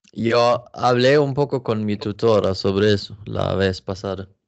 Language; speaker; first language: Spanish; non-native, learner; English